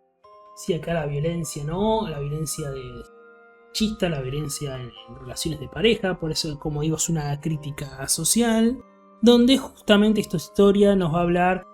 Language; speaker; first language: Spanish; native; Spanish